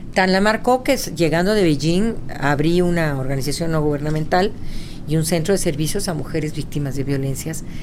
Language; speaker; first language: Spanish; native; Spanish